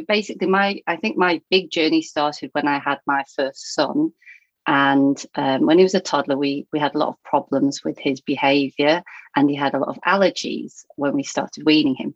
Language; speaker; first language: English; native; English